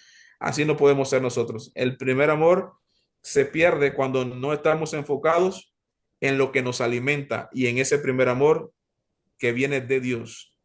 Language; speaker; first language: Spanish; native; Spanish